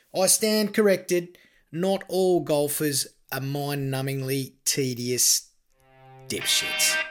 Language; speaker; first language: English; native; English